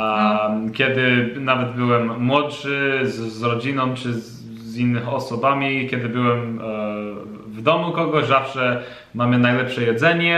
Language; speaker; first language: Polish; non-native, learner; English